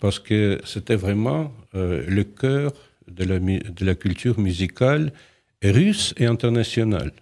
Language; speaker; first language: French; non-native, fluent; Russian